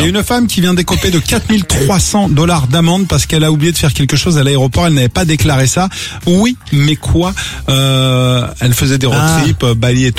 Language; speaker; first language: French; native; French